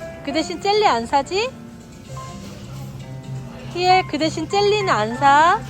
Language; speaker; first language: Korean; native; Korean